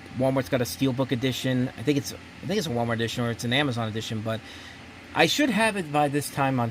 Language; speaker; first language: English; native; English